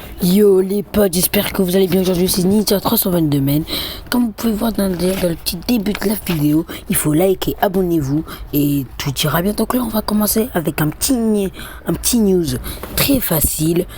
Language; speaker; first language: French; native; French